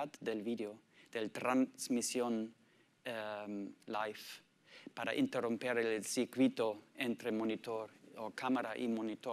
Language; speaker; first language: Spanish; non-native, learner; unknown